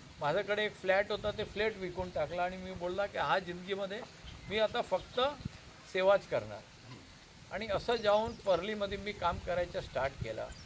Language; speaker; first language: Marathi; non-native, local second language; Gujarati